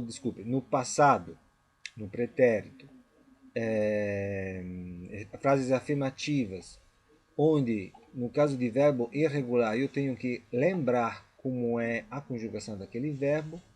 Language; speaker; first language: Portuguese; non-native, fluent; Italian